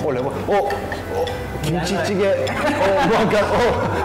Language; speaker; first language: Thai; non-native, learner; Korean